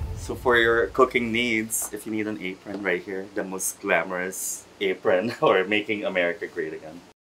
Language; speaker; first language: English; non-native, local second language; Filipino